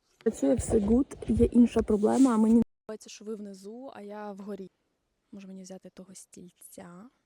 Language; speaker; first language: Ukrainian; non-native, local second language; Russian